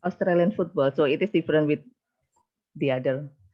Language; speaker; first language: English; non-native, fluent; Indonesian